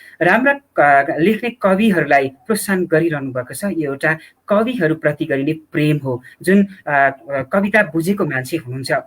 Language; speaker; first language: Nepali; native; Nepali